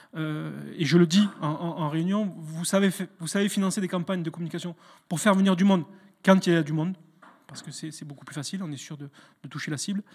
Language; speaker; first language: French; native; French